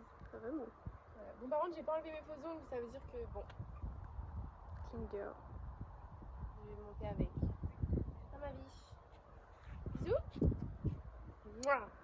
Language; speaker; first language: French; native; French